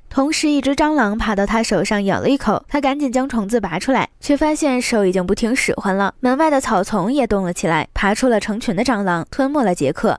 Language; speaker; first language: Chinese; native; Chinese